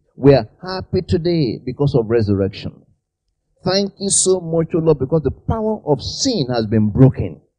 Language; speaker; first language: English; non-native, local second language; Yoruba